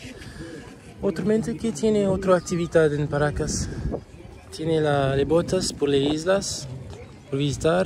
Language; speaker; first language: Spanish; non-native, learner; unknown